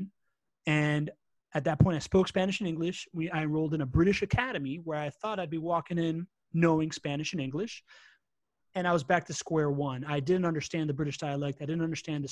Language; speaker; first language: English; early bilingual, other home language; Spanish